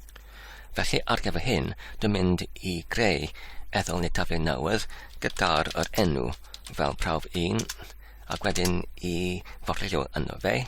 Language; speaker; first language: Welsh; non-native, learner; Polish